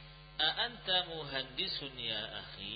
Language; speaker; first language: Arabic; non-native, fluent; Indonesian